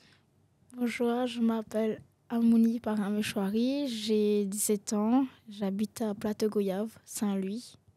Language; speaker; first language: French; non-native, local second language; Réunion Creole French